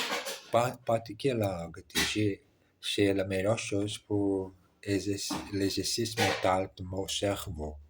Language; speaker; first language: French; non-native, learner; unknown